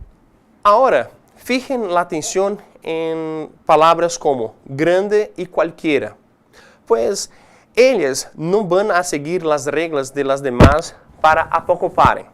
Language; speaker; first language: Spanish; non-native, fluent; Portuguese